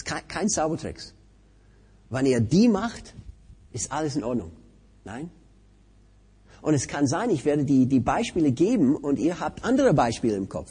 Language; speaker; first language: German; non-native, fluent; English